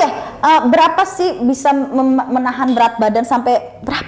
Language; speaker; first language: Indonesian; native; Indonesian